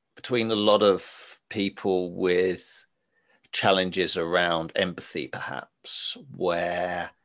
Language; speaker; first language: English; native; English